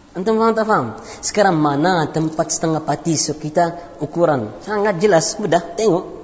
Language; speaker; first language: Indonesian; non-native, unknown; Arabic